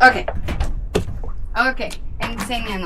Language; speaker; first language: Spanish; non-native, learner; English